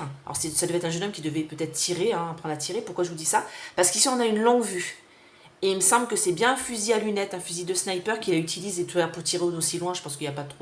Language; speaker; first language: French; native; French